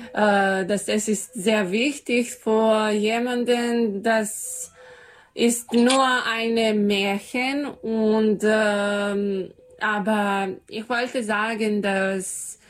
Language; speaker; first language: German; non-native, learner; Serbian